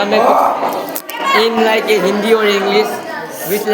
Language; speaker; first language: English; non-native, local second language; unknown